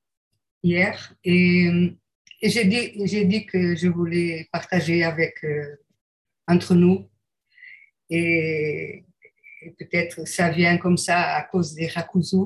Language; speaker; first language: French; non-native, fluent; Portuguese